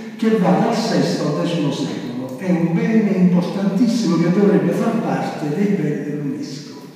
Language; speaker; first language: Italian; native; Italian